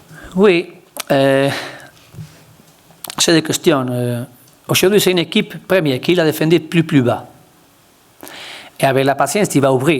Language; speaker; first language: French; non-native, learner; Spanish